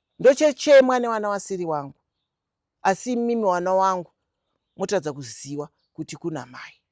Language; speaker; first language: Shona; native; Shona